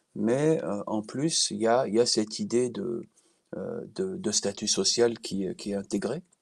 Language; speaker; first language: French; native; French